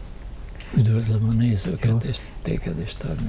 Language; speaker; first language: Hungarian; native; Hungarian